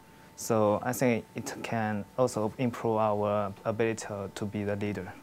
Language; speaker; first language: English; non-native, learner; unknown